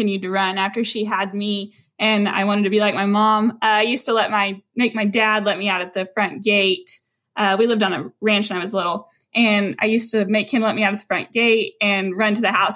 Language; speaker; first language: English; native; English